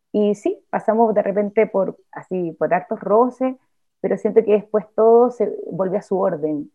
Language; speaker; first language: Spanish; native; Spanish